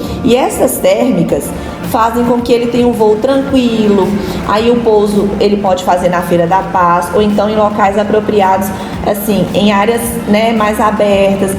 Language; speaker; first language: Portuguese; native; Portuguese